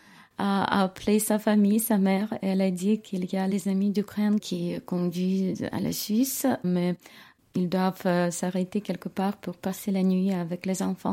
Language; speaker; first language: French; non-native, learner; Ukrainian